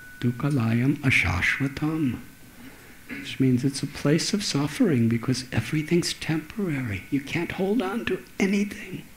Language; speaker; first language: English; native; English